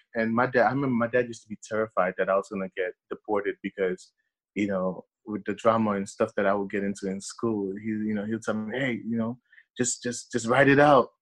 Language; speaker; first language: English; early bilingual, other home language; Haitian Creole